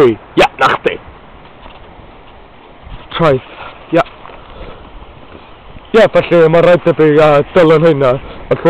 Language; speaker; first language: Welsh; non-native, learner; English